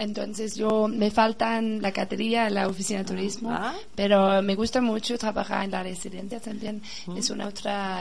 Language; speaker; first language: Spanish; non-native, learner; Danish